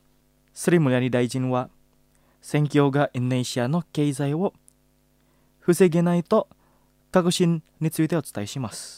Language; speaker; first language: Japanese; non-native, fluent; Indonesian